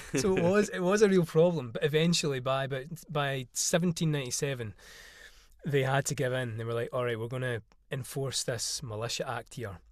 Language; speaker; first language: English; native; English